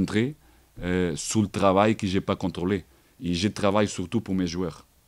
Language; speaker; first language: French; non-native, learner; Portuguese